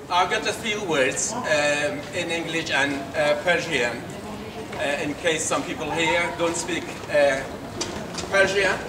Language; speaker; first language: English; non-native, fluent; Persian